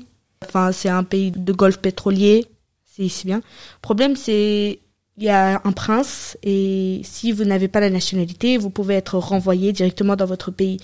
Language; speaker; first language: French; early bilingual, other home language; Arabic